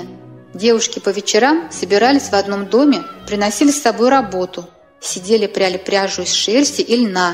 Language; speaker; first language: Russian; native; Russian